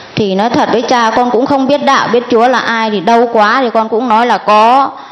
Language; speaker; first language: Vietnamese; non-native, local second language; Muong